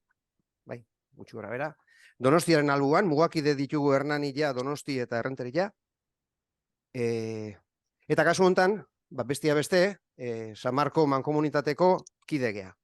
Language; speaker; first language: Basque; native; Basque